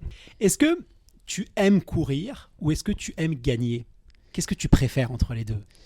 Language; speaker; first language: French; native; French